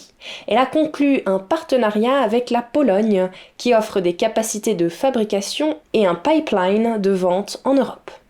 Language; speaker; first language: French; native; French